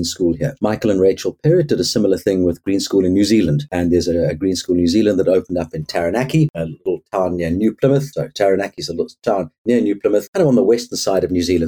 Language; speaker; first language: English; native; English